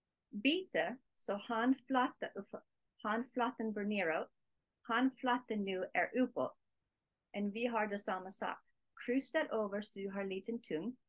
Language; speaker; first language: Swedish; non-native, learner; English